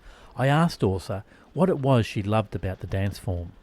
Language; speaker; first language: English; native; English